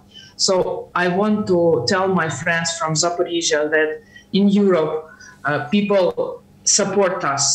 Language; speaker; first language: English; non-native, learner; Ukrainian